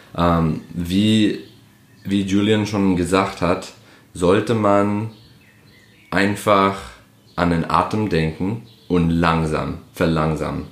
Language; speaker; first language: German; non-native, fluent; English